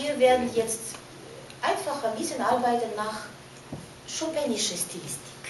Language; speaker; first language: German; non-native, fluent; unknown